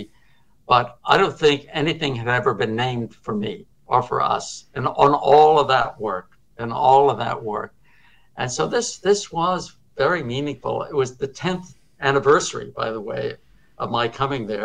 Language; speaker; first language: English; native; English